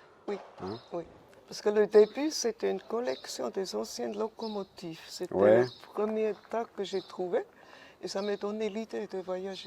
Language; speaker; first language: French; non-native, fluent; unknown